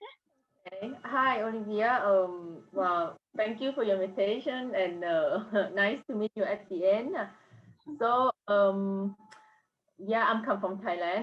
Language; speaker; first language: English; non-native, fluent; Thai